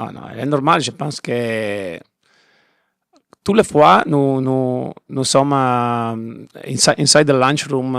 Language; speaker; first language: French; non-native, learner; Italian